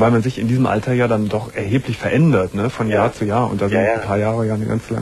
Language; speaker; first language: German; native; German